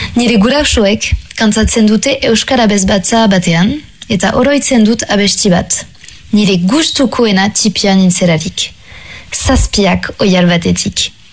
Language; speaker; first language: Basque; non-native, local second language; French